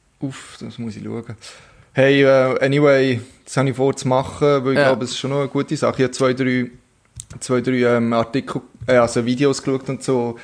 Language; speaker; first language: German; native; German